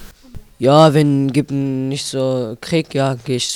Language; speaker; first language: German; non-native, learner; Arabic